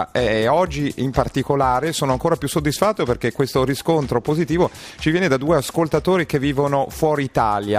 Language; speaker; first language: Italian; native; Italian